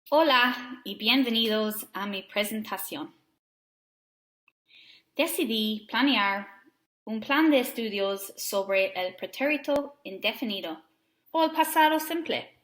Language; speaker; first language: Spanish; non-native, learner; English